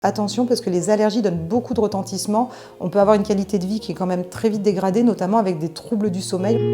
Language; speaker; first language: French; native; French